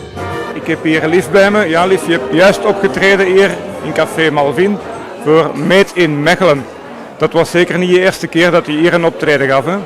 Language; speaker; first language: Dutch; native; Dutch